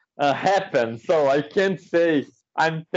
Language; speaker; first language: English; non-native, fluent; Portuguese